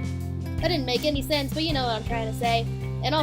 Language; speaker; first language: English; native; English